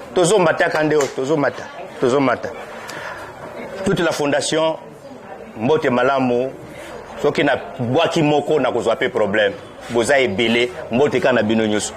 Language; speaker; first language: Lingala; native; Lingala